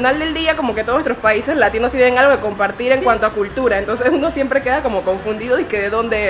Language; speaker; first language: Spanish; native; Spanish